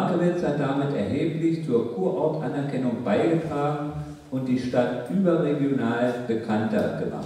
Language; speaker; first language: German; native; German